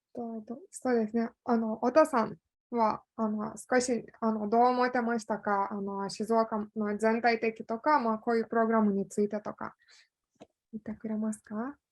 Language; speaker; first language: Japanese; non-native, fluent; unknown